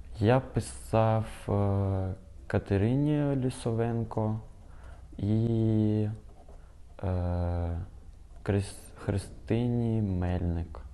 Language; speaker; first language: Ukrainian; non-native, local second language; Russian